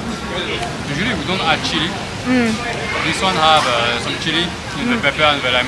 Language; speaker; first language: English; non-native, fluent; French